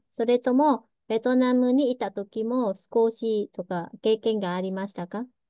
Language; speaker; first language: Japanese; early bilingual, heritage; Vietnamese